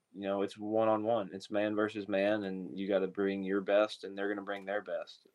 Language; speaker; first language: English; native; English